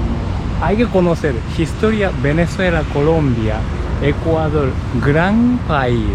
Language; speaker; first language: Spanish; non-native, learner; Japanese